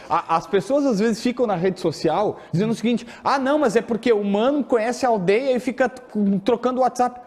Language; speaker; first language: Portuguese; native; Portuguese